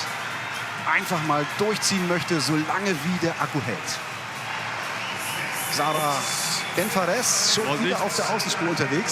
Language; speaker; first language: German; native; German